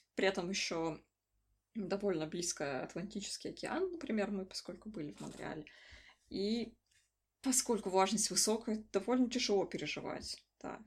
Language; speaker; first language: Russian; native; Russian